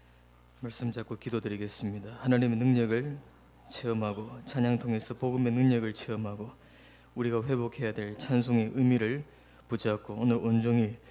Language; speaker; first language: Korean; native; Korean